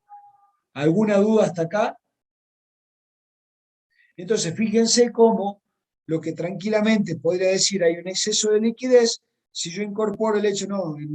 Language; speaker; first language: Spanish; native; Spanish